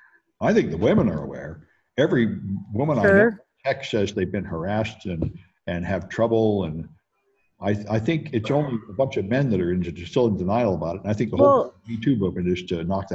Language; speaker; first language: English; native; English